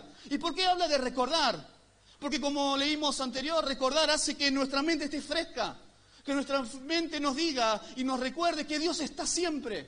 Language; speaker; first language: Spanish; native; Spanish